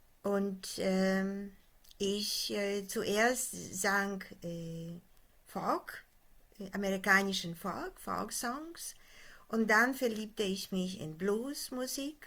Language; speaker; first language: German; non-native, fluent; Polish